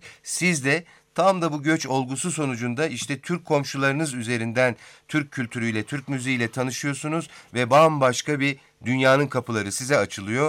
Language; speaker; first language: Turkish; native; Turkish